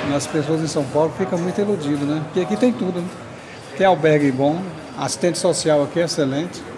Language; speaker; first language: Portuguese; native; Portuguese